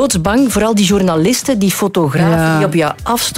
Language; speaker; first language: Dutch; native; Dutch